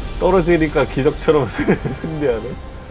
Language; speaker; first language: Korean; native; Korean